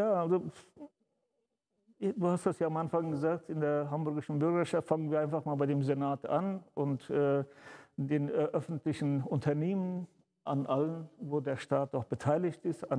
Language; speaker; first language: German; early bilingual, other home language; Turkish